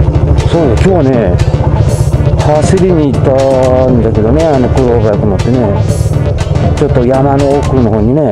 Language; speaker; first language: Japanese; native; Japanese